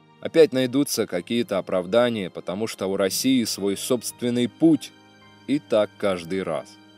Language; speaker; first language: Russian; native; Russian